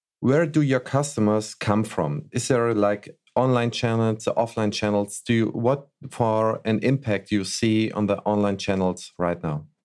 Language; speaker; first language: English; non-native, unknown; German